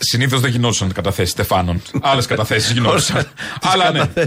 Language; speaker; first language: Greek; native; Greek